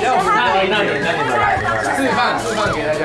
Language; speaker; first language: Chinese; native; Chinese